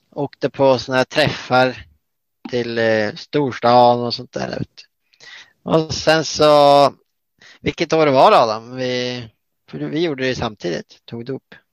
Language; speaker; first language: Swedish; native; Swedish